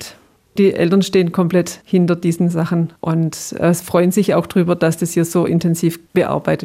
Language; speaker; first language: German; native; German